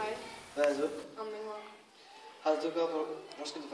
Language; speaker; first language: Danish; non-native, learner; Icelandic